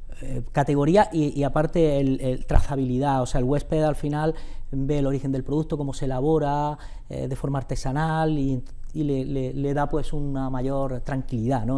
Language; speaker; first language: Spanish; native; Spanish